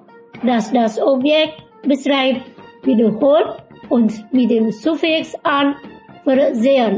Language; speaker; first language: German; non-native, learner; Indonesian